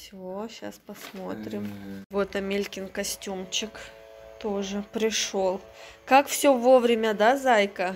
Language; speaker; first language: Russian; native; Russian